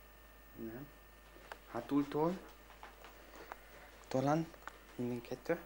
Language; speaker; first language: Hungarian; non-native, learner; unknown